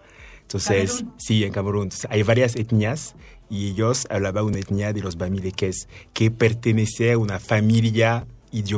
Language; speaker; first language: Spanish; non-native, fluent; French